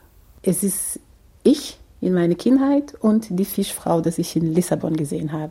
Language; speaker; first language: German; non-native, fluent; Portuguese